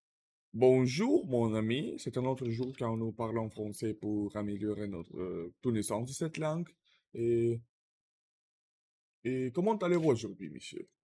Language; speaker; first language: French; non-native, learner; Russian